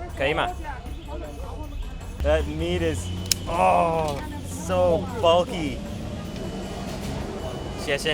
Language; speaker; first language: Chinese; non-native, learner; English